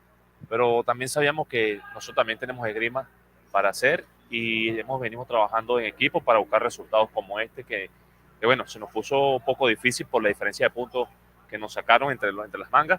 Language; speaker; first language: Spanish; native; Spanish